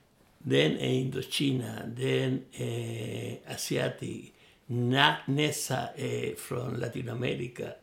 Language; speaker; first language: Swedish; non-native, learner; Spanish